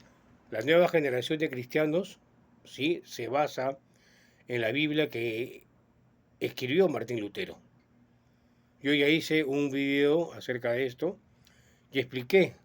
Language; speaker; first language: Spanish; native; Spanish